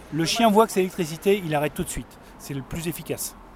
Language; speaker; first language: French; native; French